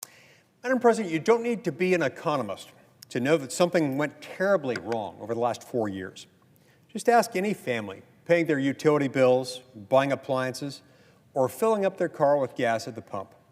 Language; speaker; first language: English; native; English